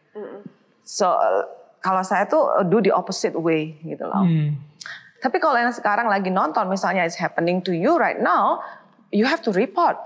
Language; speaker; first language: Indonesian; native; Indonesian